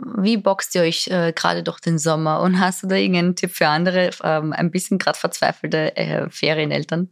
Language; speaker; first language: German; native; German